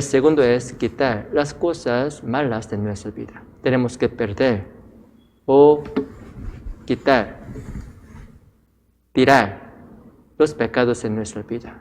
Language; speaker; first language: Spanish; non-native, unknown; Korean